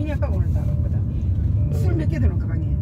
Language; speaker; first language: Korean; native; Korean